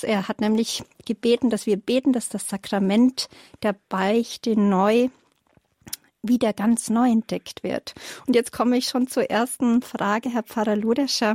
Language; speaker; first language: German; native; German